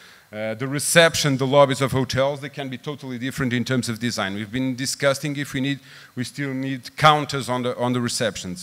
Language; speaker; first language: English; non-native, fluent; Portuguese